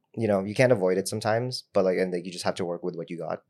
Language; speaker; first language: English; non-native, local second language; Filipino